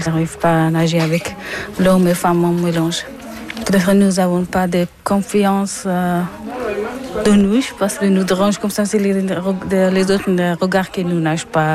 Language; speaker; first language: French; non-native, learner; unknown